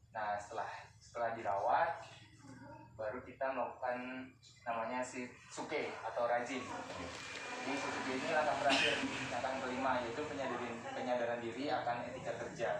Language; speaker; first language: Indonesian; native; Indonesian